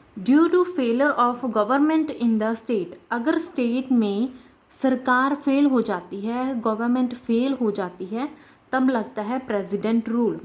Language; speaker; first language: Hindi; native; Hindi